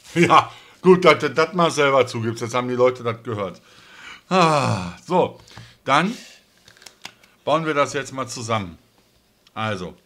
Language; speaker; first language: German; native; German